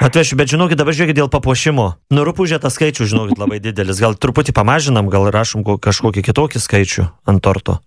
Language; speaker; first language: Lithuanian; native; Lithuanian